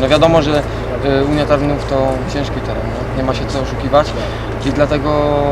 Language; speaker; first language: Polish; native; Polish